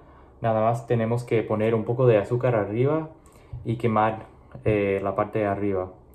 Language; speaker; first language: Spanish; non-native, learner; English